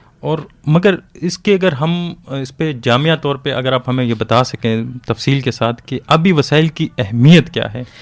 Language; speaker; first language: Urdu; non-native, local second language; Pashto